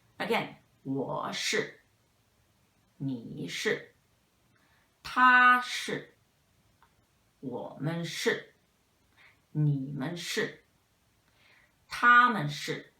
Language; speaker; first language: Chinese; non-native, fluent; English